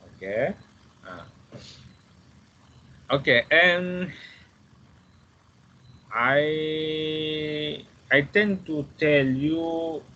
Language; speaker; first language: English; non-native, fluent; Malay